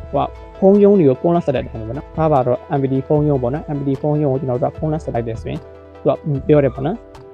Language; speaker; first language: Burmese; non-native, local second language; Hakha Chin